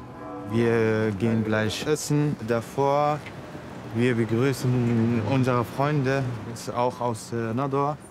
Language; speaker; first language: German; non-native, learner; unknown